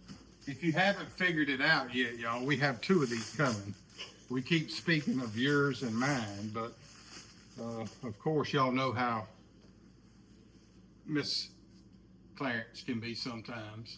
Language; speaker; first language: English; native; English